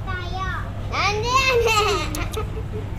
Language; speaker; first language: Japanese; early bilingual, heritage; Japanese